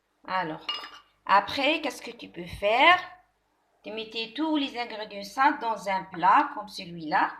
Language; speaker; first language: French; non-native, local second language; Arabic